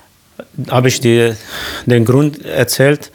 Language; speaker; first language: German; non-native, learner; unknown